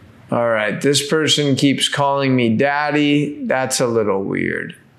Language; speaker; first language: English; native; English